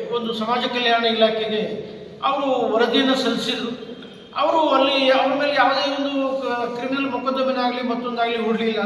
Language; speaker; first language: Kannada; non-native, local second language; Lambadi